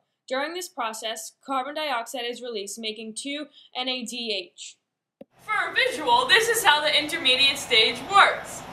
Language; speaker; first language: English; native; English